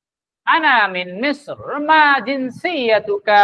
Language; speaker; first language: Arabic; non-native, fluent; Bangla